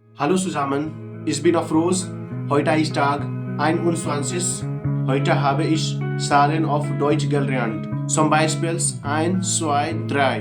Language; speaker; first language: German; non-native, learner; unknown